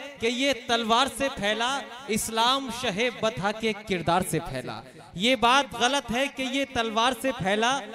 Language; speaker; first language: Urdu; native; Urdu